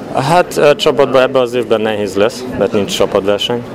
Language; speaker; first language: Hungarian; early bilingual, heritage; Hungarian